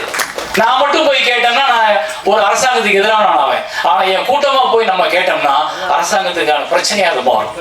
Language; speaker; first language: Tamil; native; Tamil